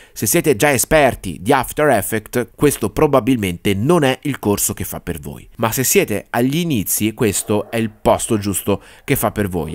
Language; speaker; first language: Italian; native; Italian